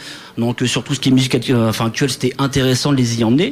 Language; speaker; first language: French; native; French